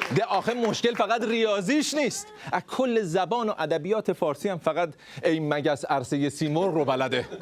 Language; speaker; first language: Persian; native; Persian